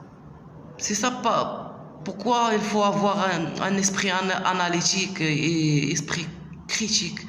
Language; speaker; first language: French; non-native, local second language; Arabic